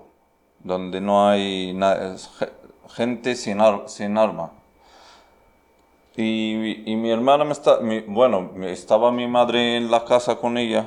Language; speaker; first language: Spanish; non-native, learner; Arabic